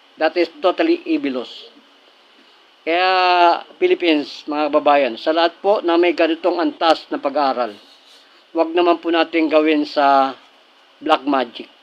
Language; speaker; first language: Filipino; non-native, local second language; Cebuano